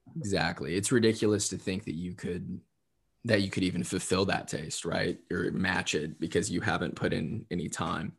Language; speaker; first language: English; native; English